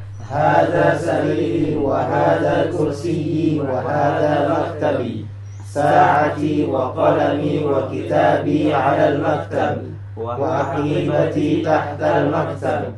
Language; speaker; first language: Arabic; non-native, learner; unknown